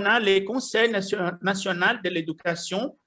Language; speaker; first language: French; non-native, fluent; Portuguese